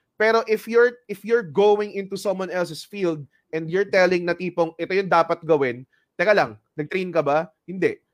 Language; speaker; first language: English; non-native, local second language; Filipino